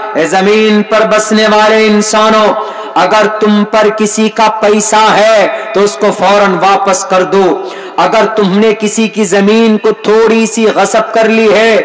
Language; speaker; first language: Urdu; native; Urdu